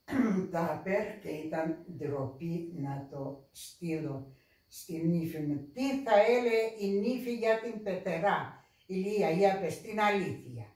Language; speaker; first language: Greek; non-native, fluent; Russian